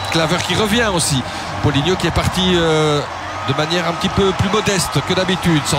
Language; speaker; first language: French; native; French